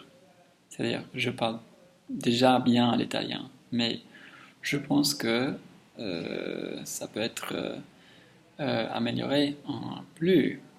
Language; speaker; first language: French; non-native, learner; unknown